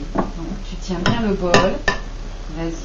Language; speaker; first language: French; native; French